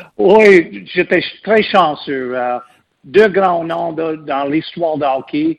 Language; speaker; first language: French; non-native, local second language; English